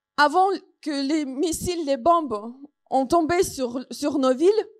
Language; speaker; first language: French; non-native, fluent; Ukrainian